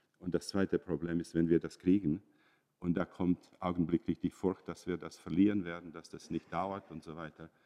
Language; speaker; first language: German; non-native, fluent; Czech